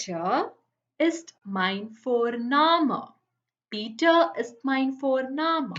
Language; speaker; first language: German; non-native, fluent; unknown